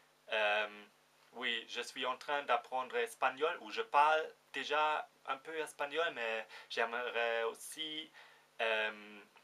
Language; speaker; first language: French; non-native, fluent; German